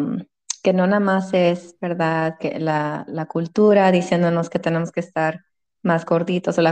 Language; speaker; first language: Spanish; early bilingual, heritage; Spanish